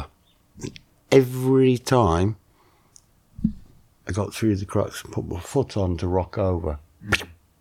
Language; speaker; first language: English; native; English